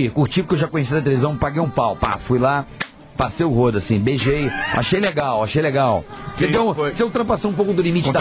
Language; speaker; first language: Portuguese; native; Portuguese